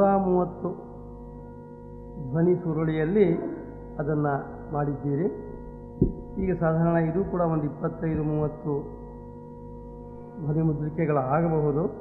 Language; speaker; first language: Kannada; native; Kannada